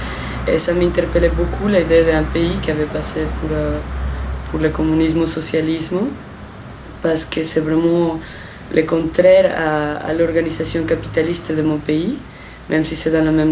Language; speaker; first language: French; non-native, fluent; Spanish